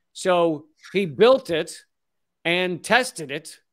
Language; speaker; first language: English; native; English